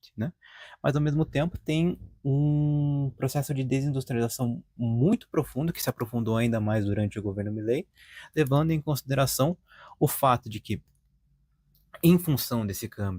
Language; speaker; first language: Portuguese; native; Portuguese